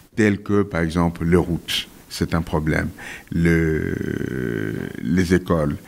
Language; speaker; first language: French; non-native, local second language; Kongo